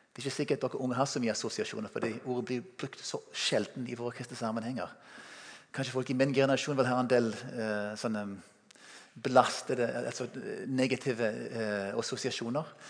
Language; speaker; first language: Norwegian; non-native, fluent; English